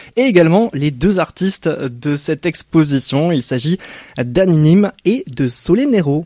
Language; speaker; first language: French; native; French